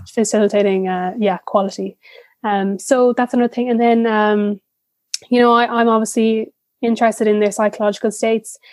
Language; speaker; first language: English; native; English